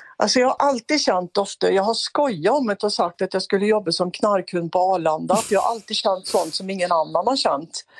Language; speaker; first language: Swedish; native; Swedish